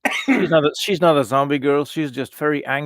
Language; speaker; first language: English; native; English